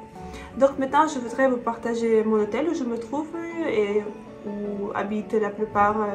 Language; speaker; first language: French; non-native, fluent; Russian